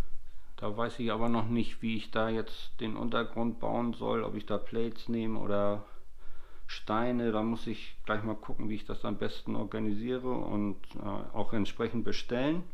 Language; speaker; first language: German; native; German